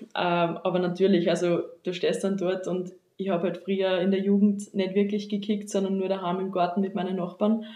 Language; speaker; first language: German; native; German